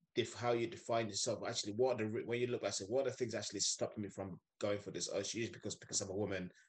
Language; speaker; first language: English; non-native, local second language; Yoruba